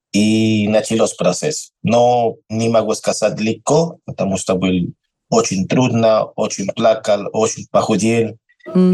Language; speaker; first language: Russian; non-native, learner; Spanish